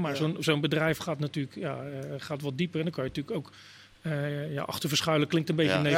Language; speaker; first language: Dutch; native; Dutch